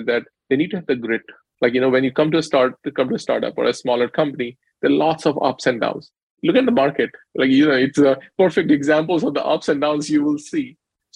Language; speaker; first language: English; non-native, local second language; Hindi